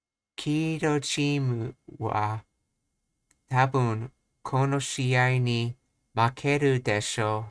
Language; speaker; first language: Japanese; non-native, learner; English